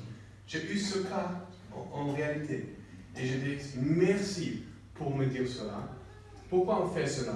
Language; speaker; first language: French; non-native, learner; English